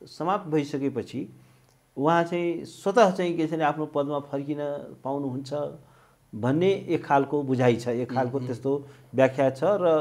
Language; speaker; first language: Nepali; native; Nepali